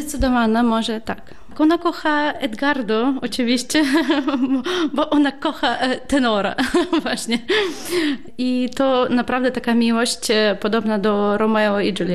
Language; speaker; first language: Polish; non-native, fluent; Ukrainian